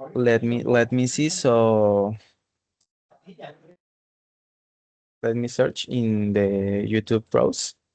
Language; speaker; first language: English; non-native, learner; Spanish